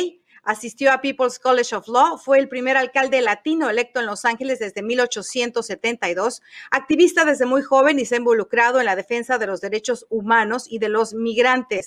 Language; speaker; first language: Spanish; native; Spanish